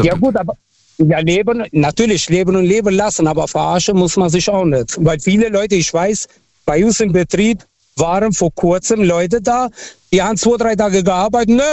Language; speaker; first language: German; early bilingual, other home language; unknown